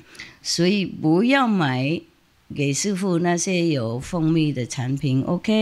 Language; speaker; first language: Chinese; non-native, fluent; Vietnamese